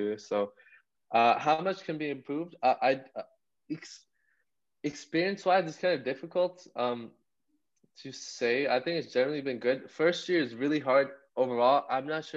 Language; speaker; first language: English; native; English